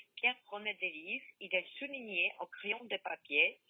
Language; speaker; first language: French; non-native, learner; Polish